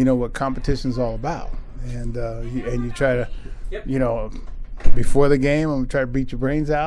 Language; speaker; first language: English; native; English